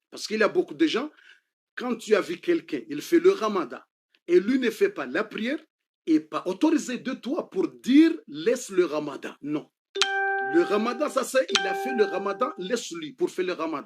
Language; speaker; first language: French; non-native, fluent; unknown